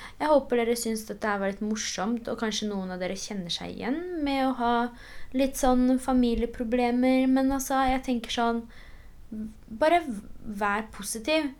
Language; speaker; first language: Norwegian; early bilingual, other home language; Polish